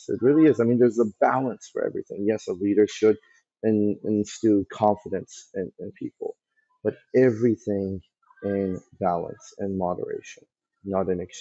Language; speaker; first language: English; early bilingual, other home language; Persian